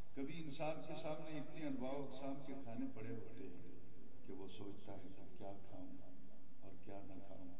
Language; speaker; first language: Urdu; non-native, local second language; Punjabi